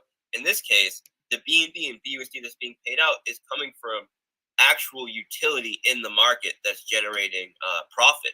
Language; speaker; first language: English; native; English